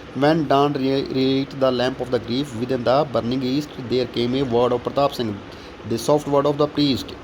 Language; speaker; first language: English; non-native, local second language; Punjabi